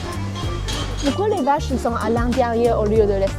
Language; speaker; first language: French; non-native, fluent; Chinese